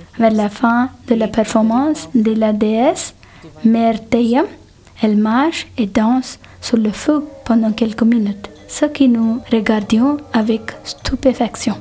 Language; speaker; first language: French; non-native, fluent; Telugu